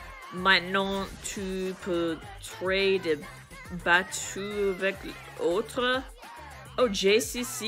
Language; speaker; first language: French; non-native, learner; English